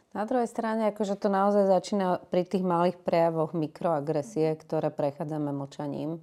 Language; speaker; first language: Slovak; native; Slovak